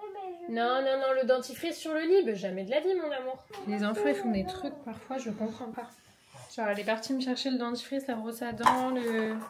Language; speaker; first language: French; native; French